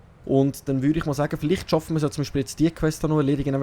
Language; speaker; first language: German; native; German